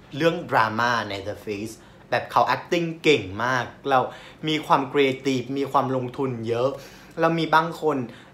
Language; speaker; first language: Thai; non-native, fluent; Vietnamese